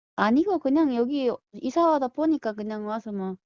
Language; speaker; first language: Korean; early bilingual, heritage; Korean